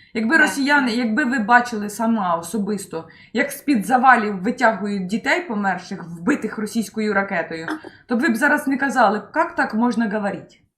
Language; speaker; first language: Ukrainian; native; Ukrainian